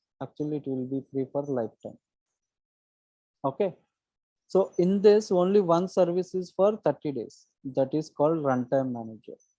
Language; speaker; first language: English; non-native, local second language; Telugu